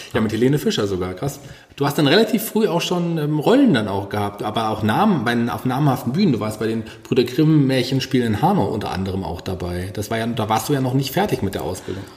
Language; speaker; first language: German; native; German